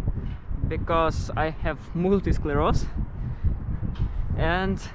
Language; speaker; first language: English; non-native, learner; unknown